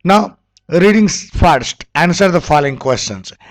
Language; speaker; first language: English; non-native, local second language; Nepali